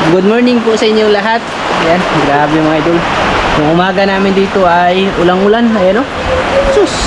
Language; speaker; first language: Filipino; non-native, local second language; Cebuano